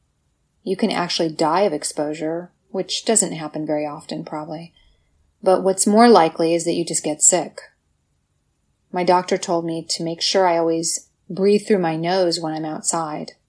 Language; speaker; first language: English; native; English